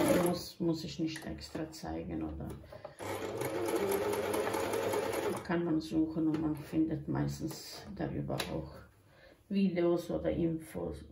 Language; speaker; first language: German; non-native, fluent; Croatian